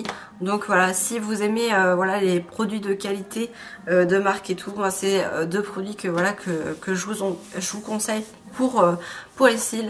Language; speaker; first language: French; native; French